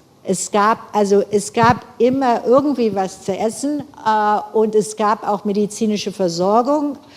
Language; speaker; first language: German; non-native, fluent; English